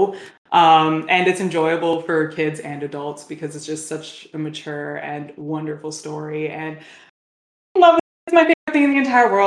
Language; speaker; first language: English; native; English